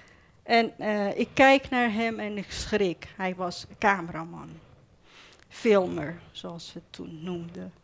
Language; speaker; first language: Dutch; non-native, fluent; Persian